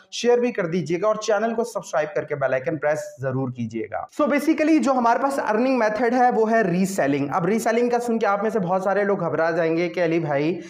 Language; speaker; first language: Urdu; native; Urdu